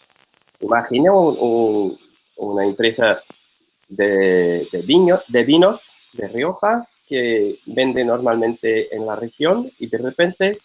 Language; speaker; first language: Spanish; non-native, fluent; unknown